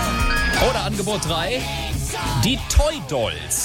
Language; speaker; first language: German; native; German